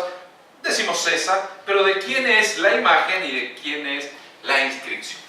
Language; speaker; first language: Spanish; native; Spanish